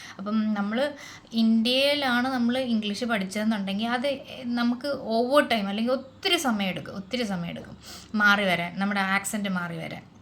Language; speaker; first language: Malayalam; native; Malayalam